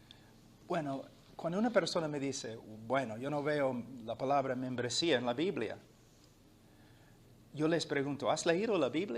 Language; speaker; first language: Spanish; non-native, fluent; English